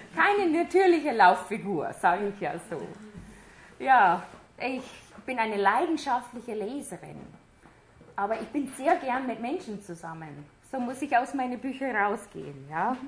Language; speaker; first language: German; non-native, fluent; English